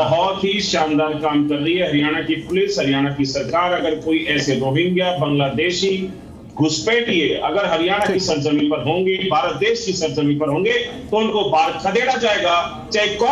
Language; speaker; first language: Hindi; native; Hindi